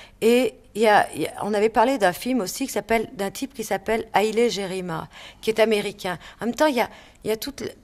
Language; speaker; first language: French; native; French